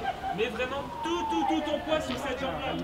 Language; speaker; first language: French; native; French